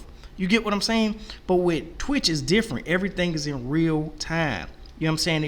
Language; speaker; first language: English; native; English